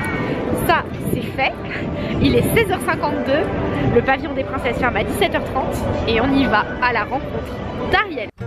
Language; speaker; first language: French; native; French